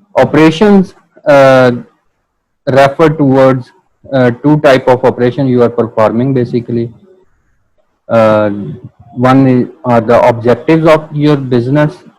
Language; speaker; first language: English; non-native, local second language; Urdu